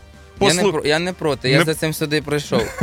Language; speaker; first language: Ukrainian; non-native, local second language; Russian